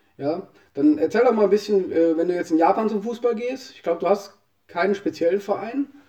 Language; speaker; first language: German; native; German